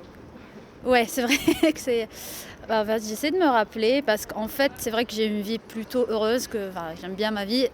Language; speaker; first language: French; non-native, local second language; Arabic